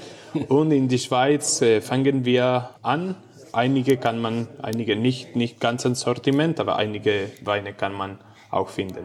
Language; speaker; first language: German; non-native, learner; Spanish